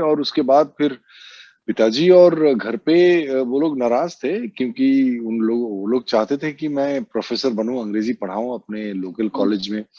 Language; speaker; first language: Hindi; non-native, local second language; Assamese